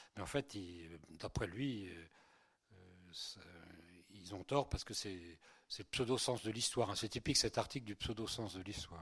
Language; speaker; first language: French; early bilingual, other home language; Spanish